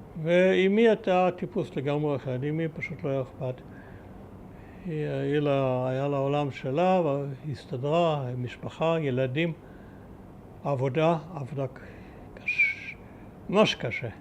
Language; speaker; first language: Hebrew; early bilingual, other home language; German